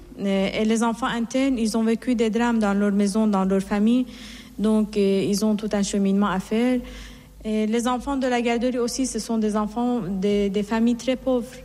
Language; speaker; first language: French; non-native, fluent; Persian